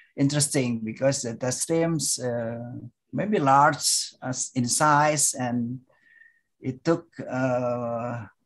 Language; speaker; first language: English; non-native, fluent; Indonesian